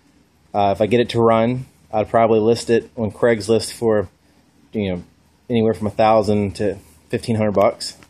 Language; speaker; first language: English; native; English